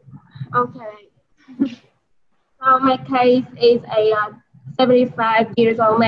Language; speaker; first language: English; non-native, learner; Vietnamese